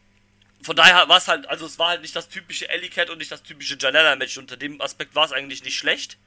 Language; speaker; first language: German; native; German